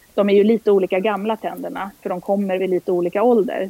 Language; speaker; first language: Swedish; native; Swedish